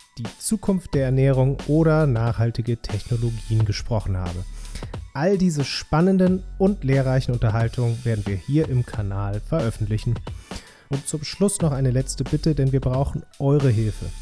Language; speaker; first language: German; native; German